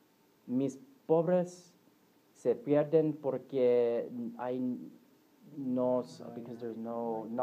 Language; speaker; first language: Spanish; non-native, learner; English